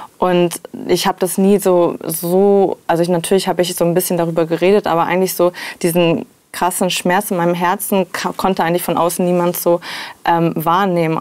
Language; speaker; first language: German; native; German